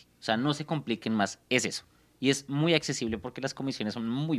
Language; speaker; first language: Spanish; native; Spanish